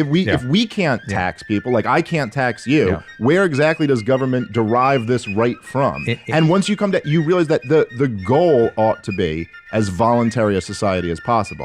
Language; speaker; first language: English; native; English